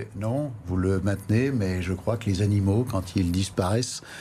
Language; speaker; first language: French; native; French